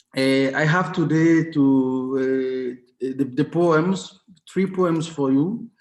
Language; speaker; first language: English; non-native, learner; Bambara